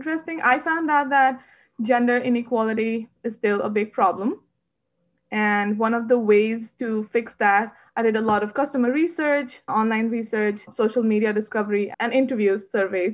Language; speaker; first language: English; non-native, local second language; Hindi